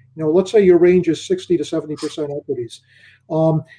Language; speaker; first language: English; native; English